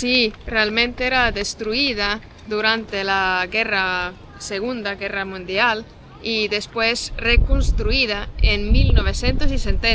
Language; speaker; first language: Spanish; non-native, fluent; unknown